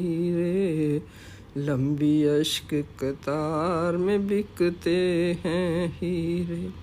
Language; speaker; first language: Urdu; native; Urdu